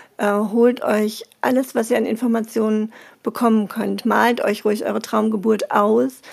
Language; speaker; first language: German; non-native, fluent; French